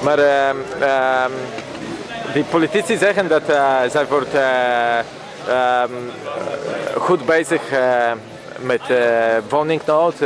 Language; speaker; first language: Dutch; non-native, learner; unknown